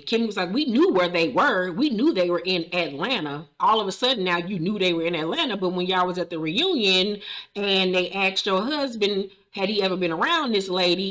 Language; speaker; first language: English; native; English